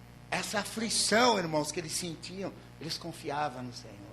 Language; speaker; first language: Portuguese; native; Portuguese